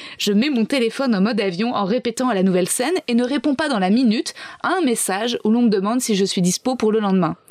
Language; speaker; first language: French; native; French